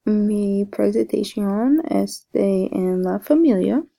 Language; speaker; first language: Spanish; non-native, learner; English